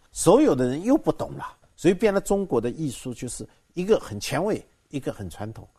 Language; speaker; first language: Chinese; native; Chinese